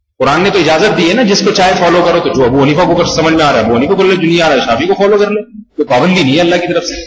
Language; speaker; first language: Urdu; native; Urdu